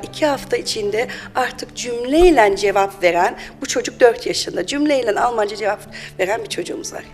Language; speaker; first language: Turkish; early bilingual, heritage; German